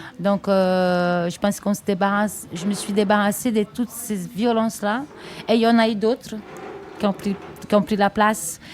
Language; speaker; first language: French; non-native, fluent; Portuguese